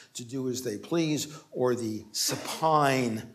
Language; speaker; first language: English; native; English